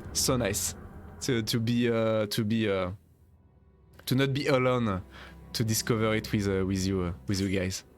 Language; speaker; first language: English; non-native, learner; French